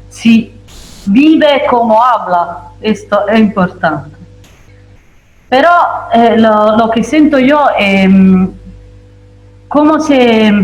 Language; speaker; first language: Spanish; non-native, fluent; Italian